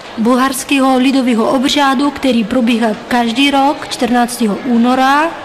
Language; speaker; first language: Czech; non-native, fluent; Bulgarian